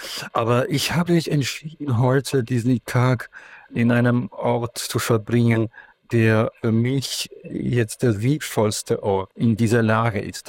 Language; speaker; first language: German; non-native, fluent; Ukrainian